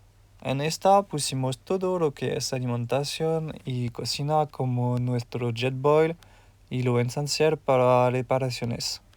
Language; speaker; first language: Spanish; non-native, learner; French